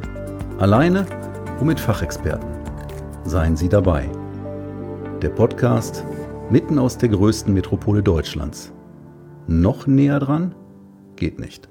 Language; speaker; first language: German; native; German